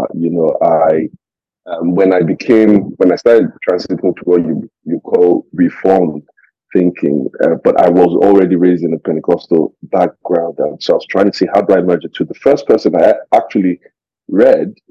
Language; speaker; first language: English; non-native, local second language; Yoruba